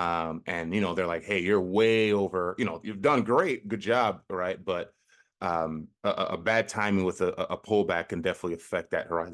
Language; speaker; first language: English; native; English